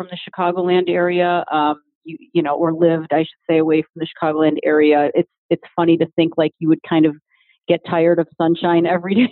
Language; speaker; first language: English; native; English